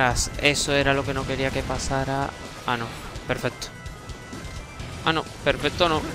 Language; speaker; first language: Spanish; native; Spanish